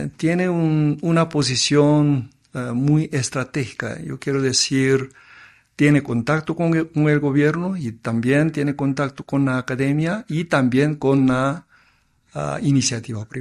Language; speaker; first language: Spanish; non-native, fluent; Korean